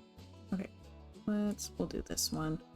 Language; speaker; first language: English; native; English